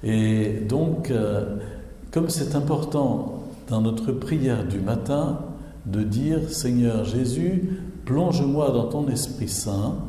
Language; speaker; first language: French; native; French